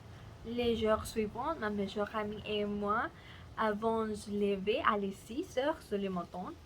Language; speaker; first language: French; non-native, learner; Spanish